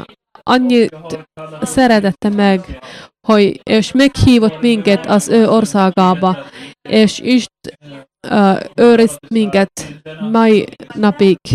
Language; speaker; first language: Hungarian; non-native, learner; Finnish